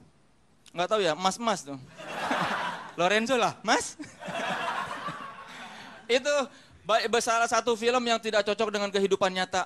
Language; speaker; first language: Indonesian; native; Indonesian